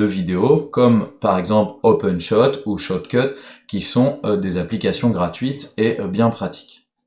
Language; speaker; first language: French; native; French